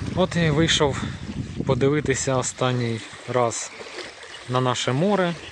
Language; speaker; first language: Ukrainian; native; Ukrainian